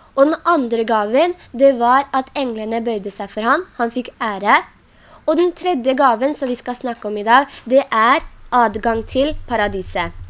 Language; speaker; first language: Norwegian; non-native, local second language; Urdu